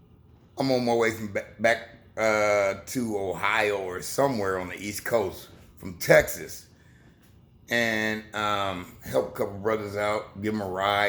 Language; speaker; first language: English; native; English